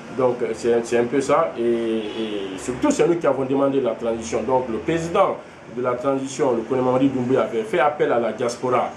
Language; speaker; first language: French; non-native, local second language; Fula